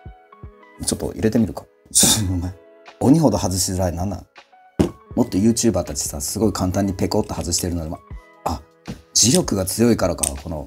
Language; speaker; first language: Japanese; native; Japanese